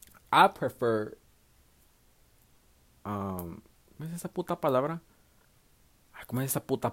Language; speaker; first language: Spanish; early bilingual, heritage; Spanish